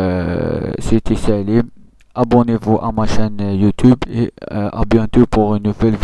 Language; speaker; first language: French; non-native, local second language; Arabic